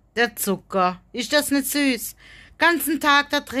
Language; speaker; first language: German; native; German